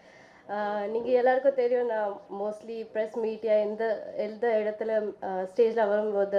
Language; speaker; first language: Tamil; non-native, fluent; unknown